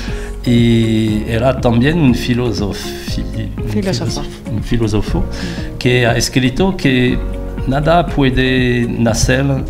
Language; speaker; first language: Spanish; non-native, fluent; French